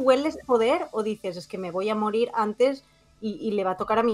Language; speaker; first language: Spanish; native; Spanish